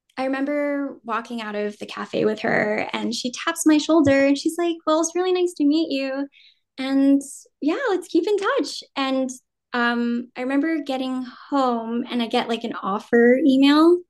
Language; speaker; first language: English; early bilingual, other home language; Vietnamese